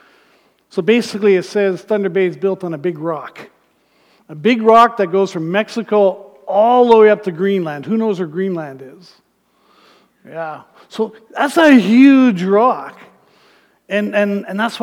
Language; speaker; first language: English; native; English